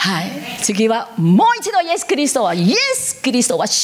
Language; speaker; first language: Japanese; non-native, learner; Korean